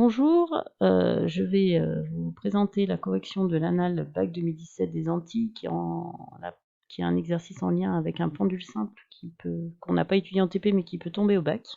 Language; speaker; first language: French; native; French